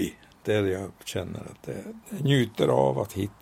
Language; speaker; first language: Swedish; non-native, fluent; Hungarian